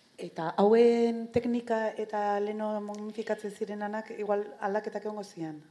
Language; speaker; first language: Basque; native; Basque